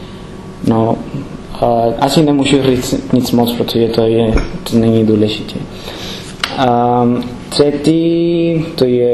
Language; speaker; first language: Czech; non-native, learner; Spanish